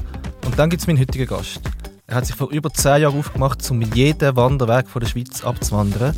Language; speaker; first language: German; native; German